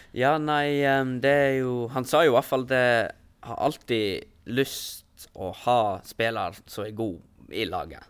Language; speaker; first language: Norwegian; early bilingual, heritage; Norwegian